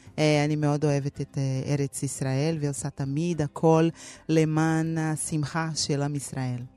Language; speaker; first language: Hebrew; non-native, fluent; Portuguese